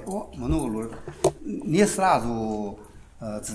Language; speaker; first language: Russian; non-native, learner; Chinese